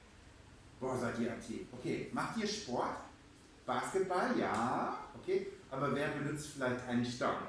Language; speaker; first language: German; non-native, fluent; English